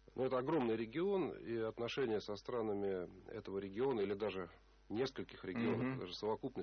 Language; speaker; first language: Russian; native; Russian